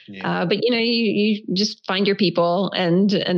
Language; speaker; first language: English; early bilingual, other home language; Hebrew